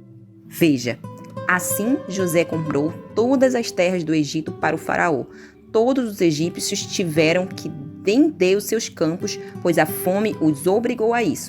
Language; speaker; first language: Portuguese; native; Portuguese